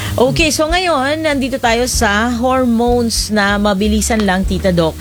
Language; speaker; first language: Filipino; native; Filipino